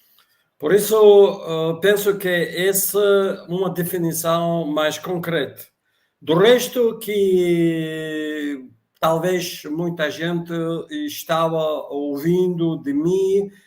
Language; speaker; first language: Portuguese; non-native, fluent; Russian